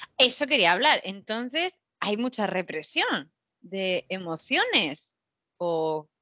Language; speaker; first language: Spanish; native; Spanish